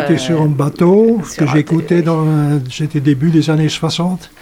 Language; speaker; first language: French; non-native, fluent; Dutch